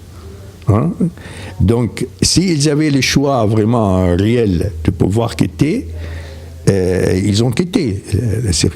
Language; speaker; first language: French; non-native, fluent; Arabic